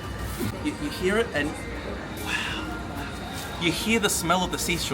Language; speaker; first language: English; native; English